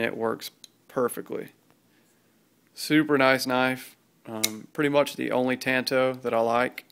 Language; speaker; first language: English; native; English